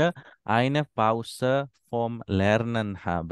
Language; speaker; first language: German; non-native, fluent; Indonesian